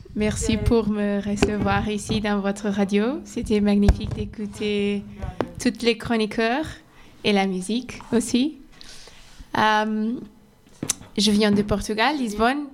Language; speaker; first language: French; non-native, fluent; Portuguese